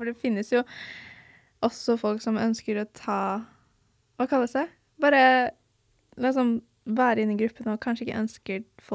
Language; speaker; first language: Norwegian; early bilingual, other home language; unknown